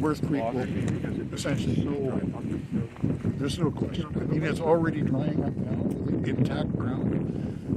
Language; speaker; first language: English; native; English